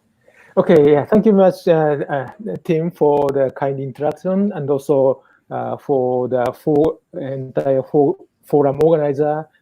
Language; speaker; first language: English; non-native, fluent; Japanese